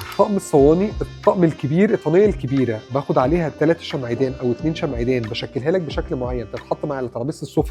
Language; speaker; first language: Arabic; native; Arabic